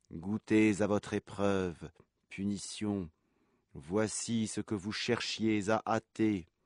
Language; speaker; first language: French; native; French